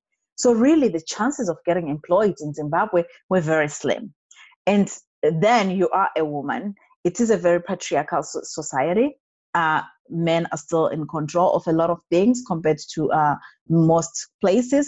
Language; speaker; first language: English; non-native, local second language; Shona